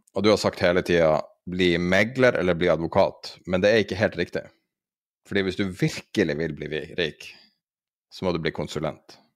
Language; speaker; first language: Norwegian; native; Norwegian